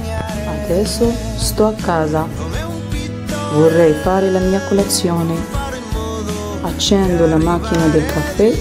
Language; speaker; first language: Italian; non-native, learner; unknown